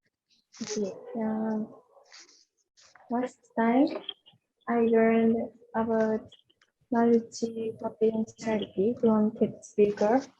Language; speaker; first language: English; non-native, learner; Japanese